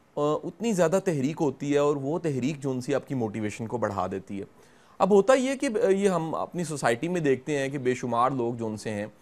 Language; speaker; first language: Urdu; non-native, local second language; Punjabi